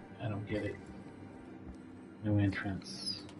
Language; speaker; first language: English; native; English